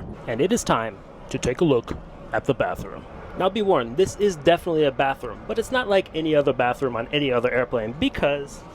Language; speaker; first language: English; native; English